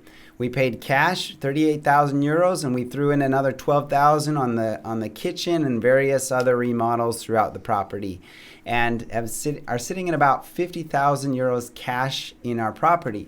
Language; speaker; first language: English; native; English